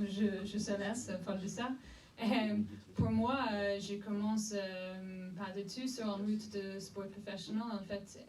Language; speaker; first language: French; non-native, fluent; English